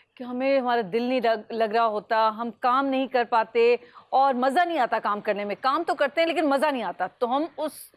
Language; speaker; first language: Urdu; native; Urdu